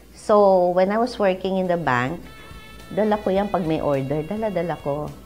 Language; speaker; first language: English; non-native, local second language; Filipino